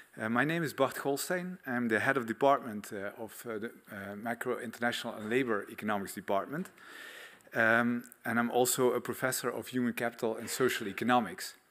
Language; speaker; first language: English; non-native, fluent; Dutch